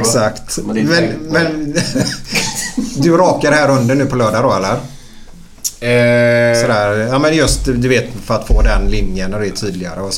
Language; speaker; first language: Swedish; native; Swedish